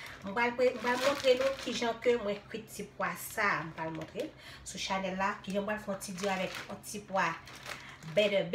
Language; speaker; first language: French; non-native, local second language; Haitian Creole